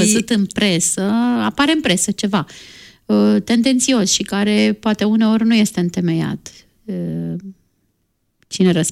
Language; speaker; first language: Romanian; native; Romanian